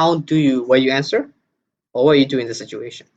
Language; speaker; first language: English; non-native, fluent; Burmese